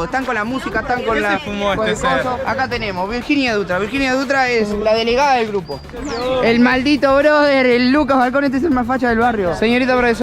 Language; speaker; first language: Spanish; native; Spanish